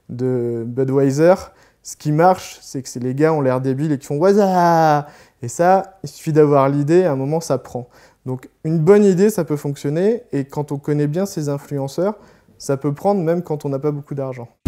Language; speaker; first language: French; native; French